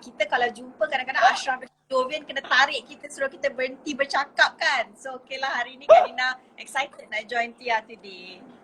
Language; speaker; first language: Malay; native; Malay